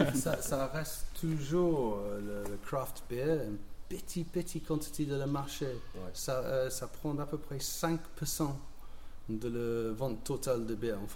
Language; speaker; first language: French; non-native, learner; English